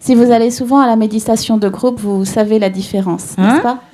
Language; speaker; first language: French; native; French